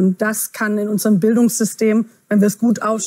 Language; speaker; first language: German; native; German